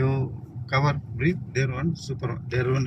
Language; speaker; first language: English; non-native, learner; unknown